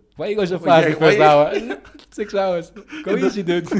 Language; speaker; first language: English; non-native, fluent; Dutch